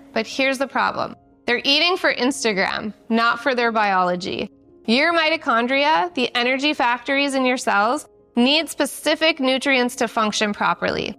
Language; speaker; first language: English; native; English